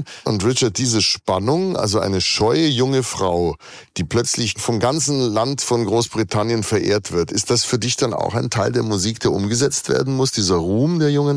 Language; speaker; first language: German; native; German